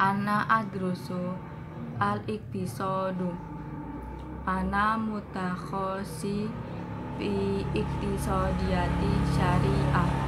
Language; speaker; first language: Arabic; non-native, learner; Indonesian